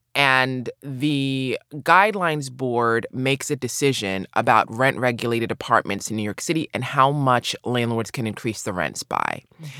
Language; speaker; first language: English; native; English